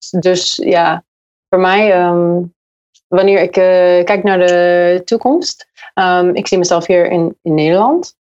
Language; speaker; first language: Dutch; non-native, learner; English